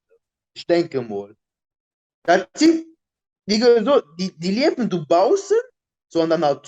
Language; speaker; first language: German; non-native, local second language; Luxembourgish